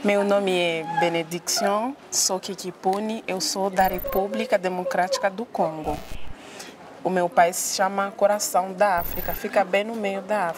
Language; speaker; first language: Portuguese; non-native, fluent; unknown